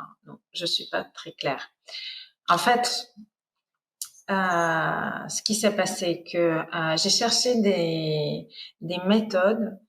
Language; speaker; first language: French; non-native, fluent; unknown